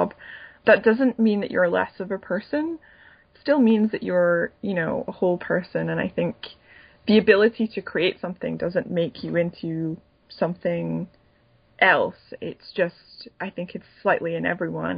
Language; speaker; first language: English; native; English